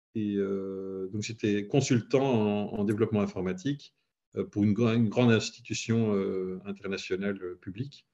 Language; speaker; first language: French; native; French